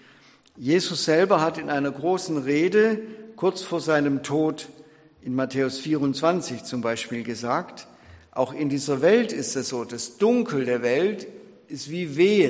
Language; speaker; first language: German; native; German